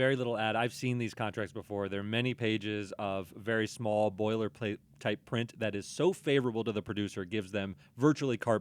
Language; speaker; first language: English; native; English